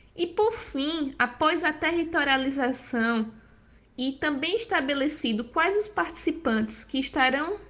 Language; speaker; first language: Portuguese; native; Portuguese